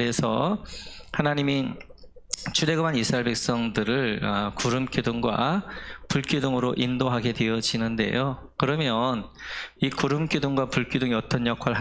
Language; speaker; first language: Korean; native; Korean